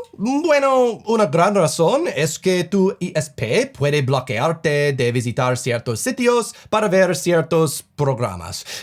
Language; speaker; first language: Spanish; non-native, learner; English